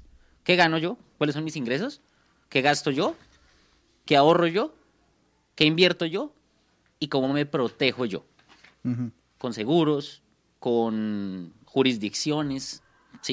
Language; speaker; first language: Spanish; native; Spanish